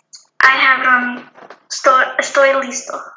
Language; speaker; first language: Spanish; non-native, learner; English